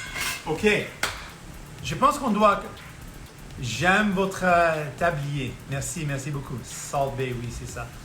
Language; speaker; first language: French; non-native, local second language; Punjabi